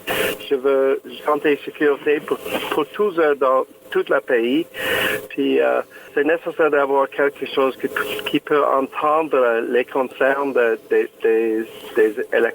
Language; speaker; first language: French; non-native, local second language; English